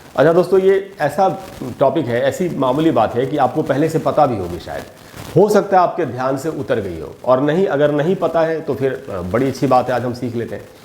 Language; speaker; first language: Hindi; native; Hindi